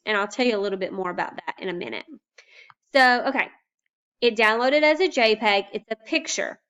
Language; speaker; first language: English; native; English